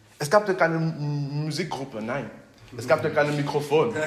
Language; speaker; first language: German; non-native, fluent; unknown